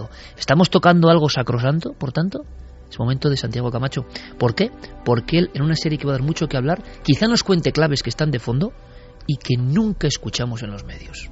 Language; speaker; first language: Spanish; native; Spanish